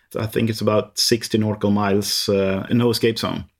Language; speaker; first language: English; non-native, fluent; Swedish